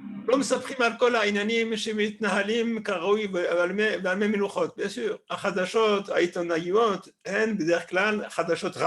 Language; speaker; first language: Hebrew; non-native, fluent; French